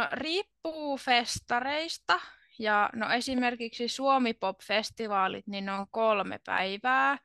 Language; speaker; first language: Finnish; native; Finnish